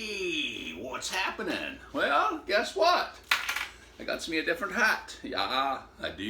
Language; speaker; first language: English; native; English